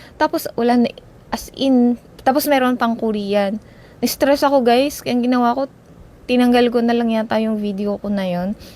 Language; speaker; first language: Filipino; native; Filipino